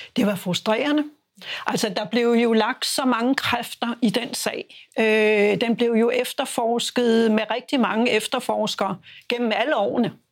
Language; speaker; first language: Danish; native; Danish